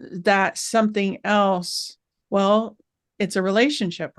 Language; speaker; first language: English; native; English